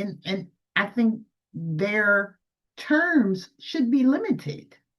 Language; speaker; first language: English; native; English